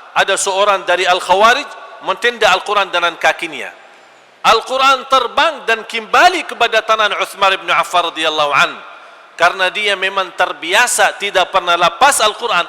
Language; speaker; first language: Malay; non-native, fluent; Arabic